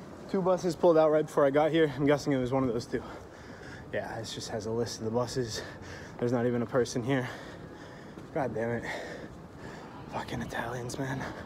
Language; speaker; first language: English; native; English